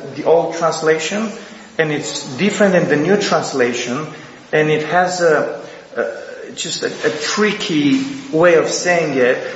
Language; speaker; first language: English; non-native, fluent; Romanian